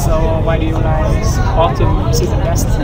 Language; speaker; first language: English; non-native, learner; Vietnamese